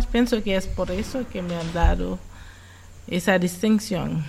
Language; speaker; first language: Spanish; non-native, fluent; Haitian Creole